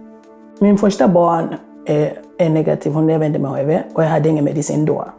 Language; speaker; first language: Swedish; non-native, fluent; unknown